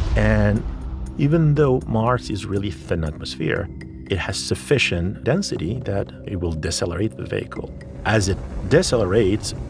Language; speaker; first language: English; non-native, fluent; Arabic